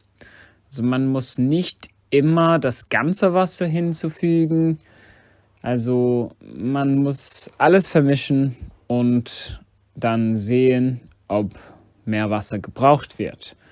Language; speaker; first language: German; non-native, fluent; English